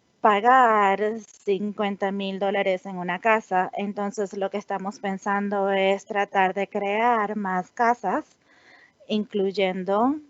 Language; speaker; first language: Spanish; non-native, fluent; English